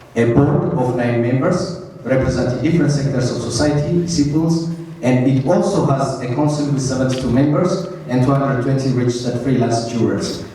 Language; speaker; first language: English; non-native, local second language; Amharic